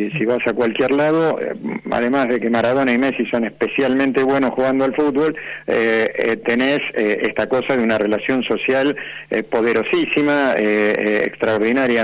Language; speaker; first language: Spanish; native; Spanish